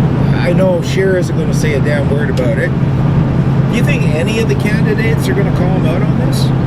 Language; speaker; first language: English; native; English